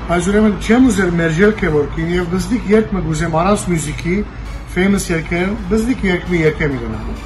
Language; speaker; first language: Armenian; early bilingual, heritage; Armenian